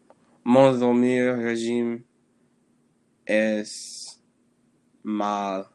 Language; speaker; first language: French; non-native, learner; English